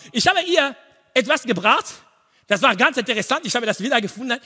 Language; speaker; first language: German; non-native, learner; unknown